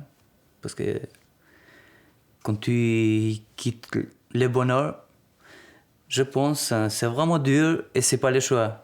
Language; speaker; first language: French; non-native, learner; Albanian